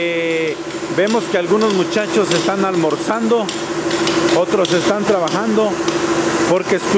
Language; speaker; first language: Spanish; native; Spanish